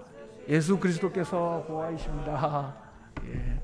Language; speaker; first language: Korean; native; Korean